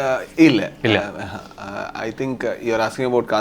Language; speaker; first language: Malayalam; non-native, local second language; Kannada